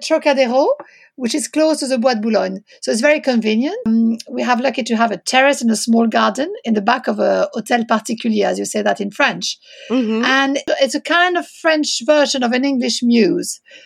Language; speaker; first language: English; non-native, fluent; French